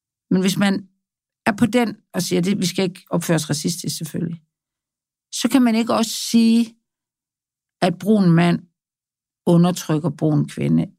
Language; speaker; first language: Danish; native; Danish